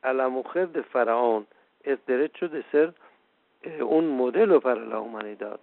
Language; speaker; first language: Spanish; non-native, fluent; Persian